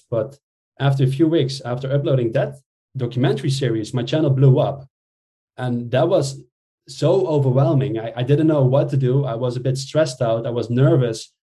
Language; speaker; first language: English; non-native, fluent; Dutch